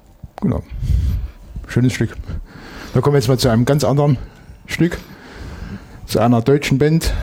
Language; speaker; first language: German; native; German